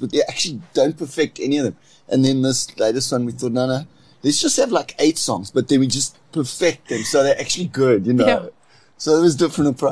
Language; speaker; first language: English; native; English